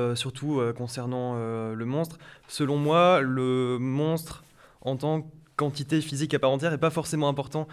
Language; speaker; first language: French; native; French